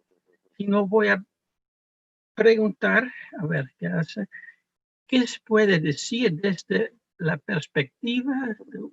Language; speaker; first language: Spanish; non-native, fluent; Dutch